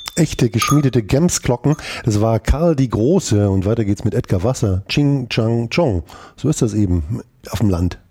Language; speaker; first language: German; native; German